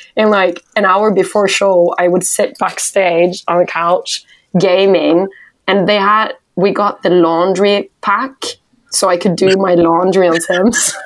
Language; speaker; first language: English; non-native, fluent; Norwegian